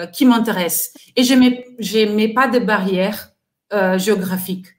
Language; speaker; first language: French; non-native, fluent; Portuguese